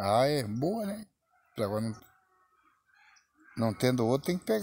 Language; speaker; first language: Portuguese; native; Portuguese